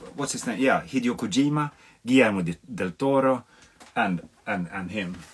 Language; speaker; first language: English; non-native, fluent; Swedish